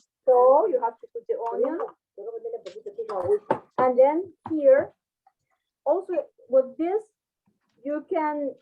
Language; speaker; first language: English; non-native, fluent; Spanish